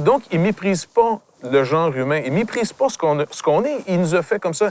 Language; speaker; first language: French; native; French